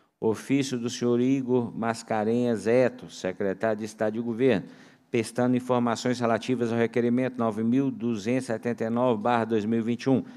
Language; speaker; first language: Portuguese; native; Portuguese